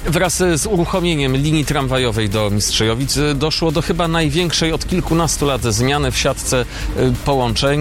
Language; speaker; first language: Polish; native; Polish